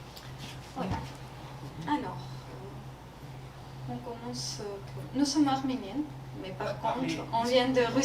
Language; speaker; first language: French; non-native, learner; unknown